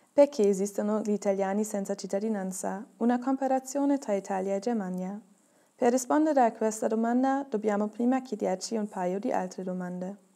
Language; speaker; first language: Italian; non-native, learner; German